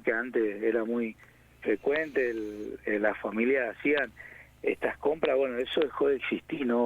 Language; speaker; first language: Spanish; native; Spanish